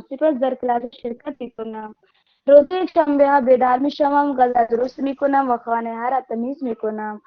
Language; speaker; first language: Persian; non-native, learner; Urdu